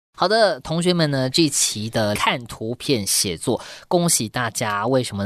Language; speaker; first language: Chinese; native; Chinese